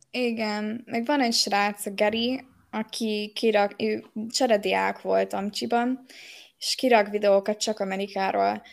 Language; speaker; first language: Hungarian; early bilingual, heritage; Hungarian